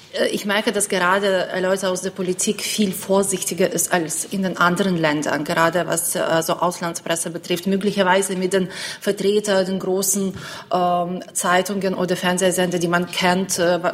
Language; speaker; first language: German; non-native, fluent; Ukrainian